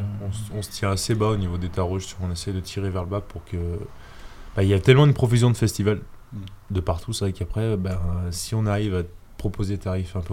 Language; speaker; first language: French; native; French